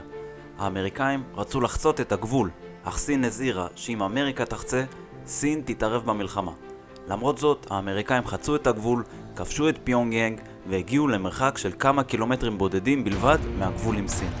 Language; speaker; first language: Hebrew; native; Hebrew